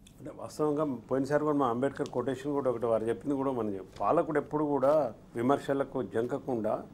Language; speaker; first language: Telugu; native; Telugu